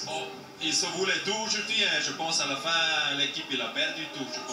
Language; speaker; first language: French; non-native, learner; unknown